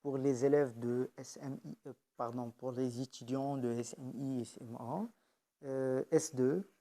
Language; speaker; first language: French; non-native, local second language; Arabic